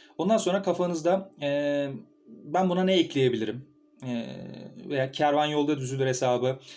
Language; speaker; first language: Turkish; native; Turkish